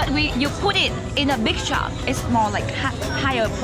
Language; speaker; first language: English; non-native, learner; Vietnamese